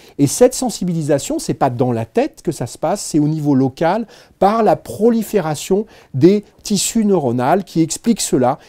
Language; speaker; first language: French; native; French